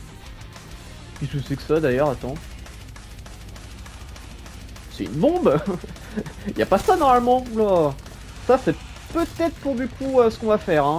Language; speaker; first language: French; native; French